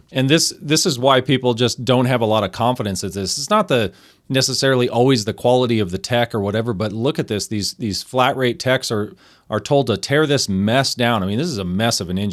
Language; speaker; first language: English; native; English